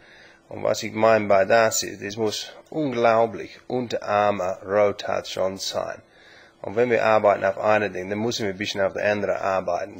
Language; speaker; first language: German; non-native, learner; English